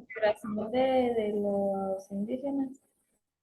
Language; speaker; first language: Spanish; native; Spanish